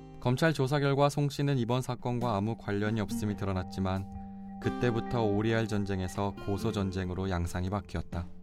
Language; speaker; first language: Korean; native; Korean